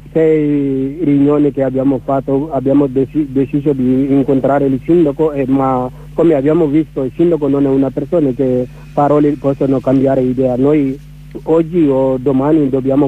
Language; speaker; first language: Italian; non-native, learner; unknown